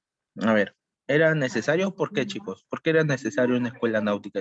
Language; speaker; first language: Spanish; native; Spanish